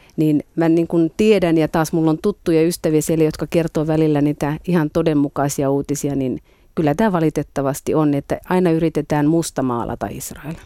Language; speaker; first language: Finnish; native; Finnish